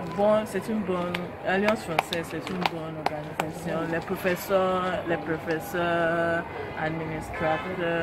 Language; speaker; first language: French; non-native, learner; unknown